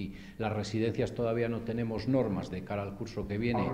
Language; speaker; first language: Spanish; native; Spanish